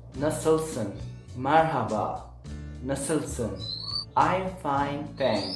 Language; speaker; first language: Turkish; non-native, learner; Persian